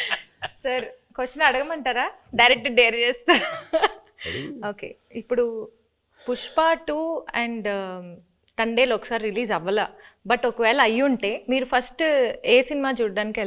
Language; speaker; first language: Telugu; native; Telugu